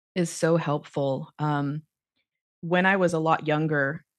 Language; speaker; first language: English; native; English